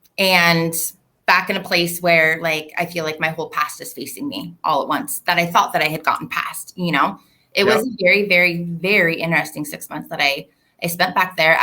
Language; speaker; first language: English; native; English